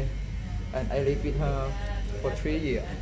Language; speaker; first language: English; non-native, learner; Thai